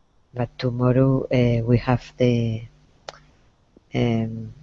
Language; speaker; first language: English; non-native, learner; Spanish